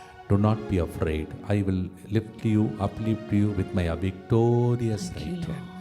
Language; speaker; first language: English; non-native, local second language; Telugu